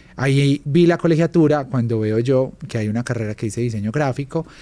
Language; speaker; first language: Spanish; native; Spanish